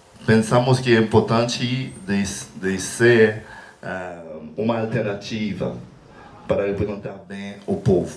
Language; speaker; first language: Portuguese; non-native, learner; Haitian Creole